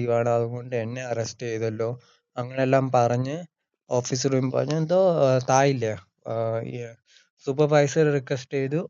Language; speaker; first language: Malayalam; early bilingual, heritage; Malayalam